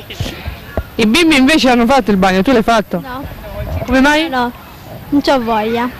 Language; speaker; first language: Italian; native; Italian